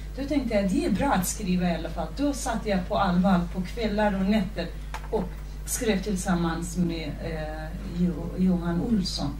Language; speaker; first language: Swedish; non-native, fluent; Central Kurdish